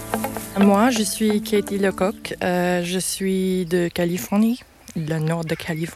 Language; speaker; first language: French; non-native, learner; English